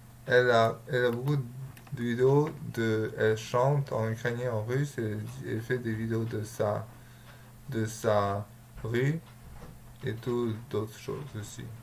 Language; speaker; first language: French; non-native, learner; Russian